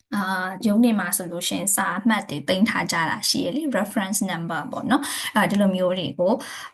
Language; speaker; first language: Burmese; native; Burmese